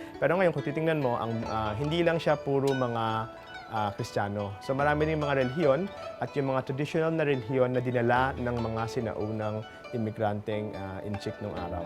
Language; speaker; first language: Filipino; native; Filipino